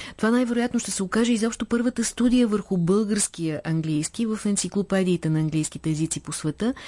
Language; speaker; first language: Bulgarian; native; Bulgarian